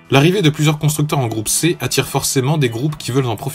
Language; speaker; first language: French; native; French